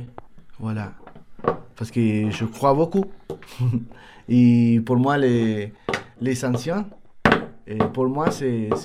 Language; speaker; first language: French; non-native, learner; Spanish